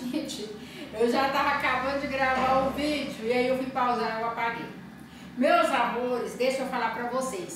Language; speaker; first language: Portuguese; native; Portuguese